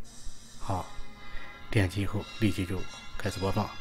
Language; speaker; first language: Chinese; native; Chinese